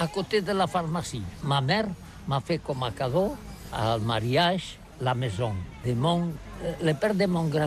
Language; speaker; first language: French; non-native, learner; Catalan